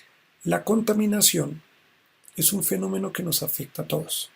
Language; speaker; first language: Spanish; native; Spanish